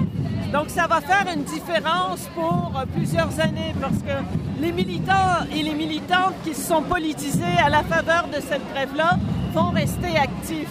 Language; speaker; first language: French; native; French